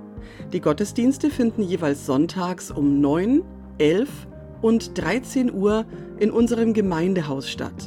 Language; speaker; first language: German; native; German